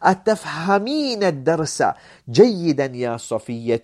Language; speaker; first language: Arabic; non-native, fluent; English